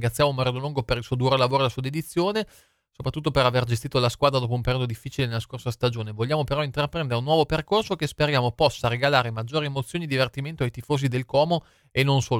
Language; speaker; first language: Italian; native; Italian